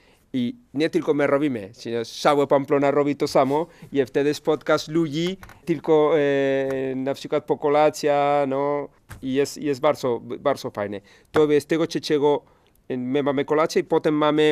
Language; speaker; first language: Polish; non-native, learner; Spanish